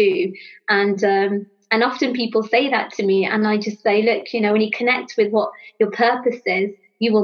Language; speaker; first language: English; native; English